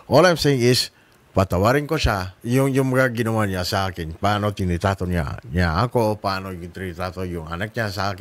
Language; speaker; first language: Filipino; non-native, learner; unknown